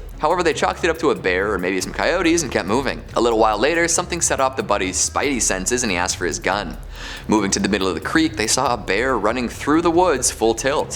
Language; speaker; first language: English; native; English